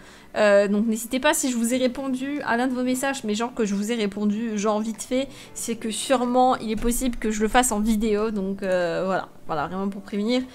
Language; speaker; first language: French; native; French